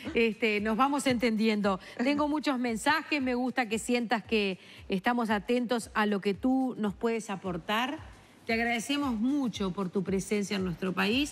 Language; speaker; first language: Spanish; native; Spanish